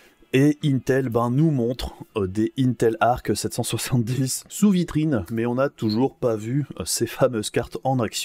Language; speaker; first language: French; native; French